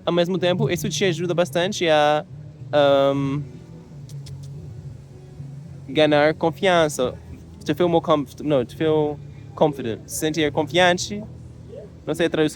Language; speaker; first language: Portuguese; non-native, learner; English